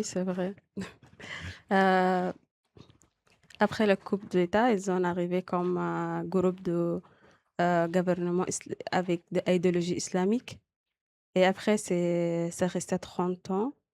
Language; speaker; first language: French; non-native, learner; Arabic